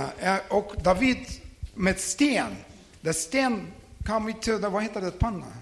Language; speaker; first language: Swedish; non-native, learner; Ukrainian